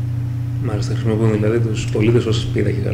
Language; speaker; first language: Greek; native; Greek